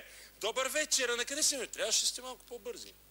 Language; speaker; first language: Bulgarian; native; Bulgarian